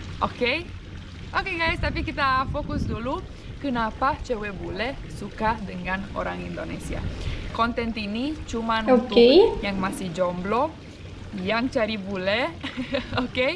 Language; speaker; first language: Indonesian; non-native, fluent; Romanian